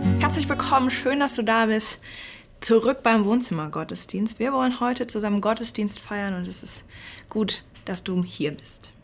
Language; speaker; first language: German; native; German